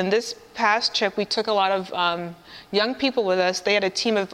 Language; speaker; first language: English; native; English